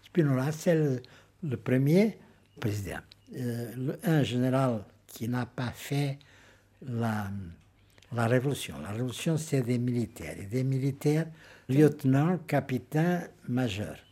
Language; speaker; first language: French; non-native, fluent; Portuguese